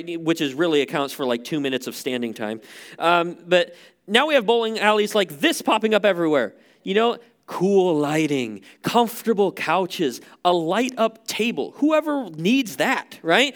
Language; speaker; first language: English; native; English